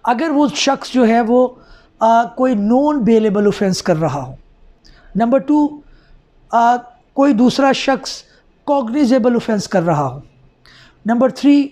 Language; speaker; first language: Urdu; non-native, local second language; Punjabi